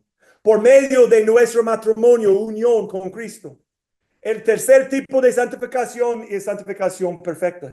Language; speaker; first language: Spanish; non-native, fluent; English